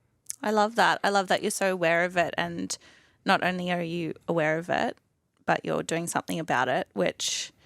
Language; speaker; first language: English; native; English